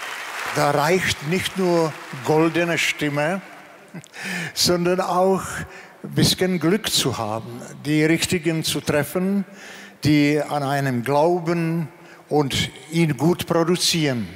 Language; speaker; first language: German; non-native, fluent; Czech